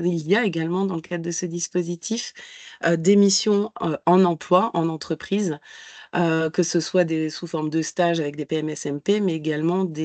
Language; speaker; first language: French; native; French